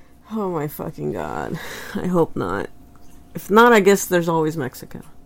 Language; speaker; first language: English; native; English